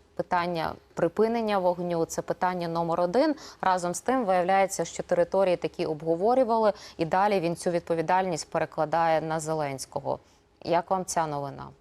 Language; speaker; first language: Ukrainian; native; Ukrainian